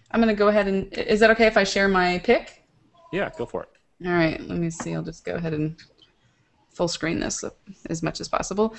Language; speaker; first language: English; native; English